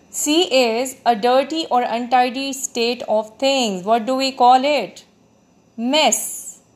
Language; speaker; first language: English; non-native, local second language; Urdu